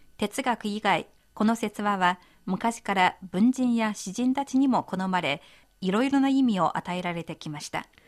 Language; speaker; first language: Japanese; non-native, fluent; Chinese